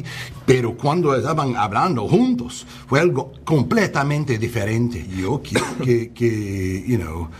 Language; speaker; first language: Spanish; non-native, learner; English